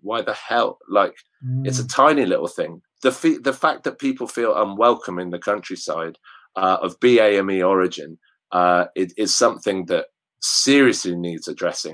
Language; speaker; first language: English; native; English